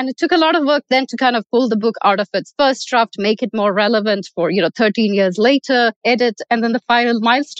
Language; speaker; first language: English; non-native, local second language; Malayalam